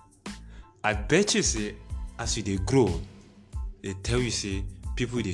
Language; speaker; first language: English; non-native, local second language; Igbo